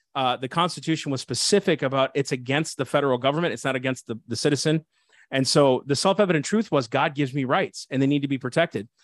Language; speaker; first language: English; early bilingual, other home language; Spanish